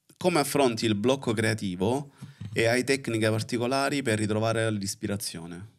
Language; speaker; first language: Italian; native; Italian